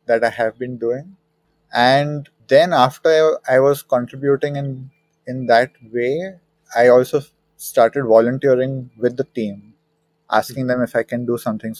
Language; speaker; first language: English; non-native, local second language; Hindi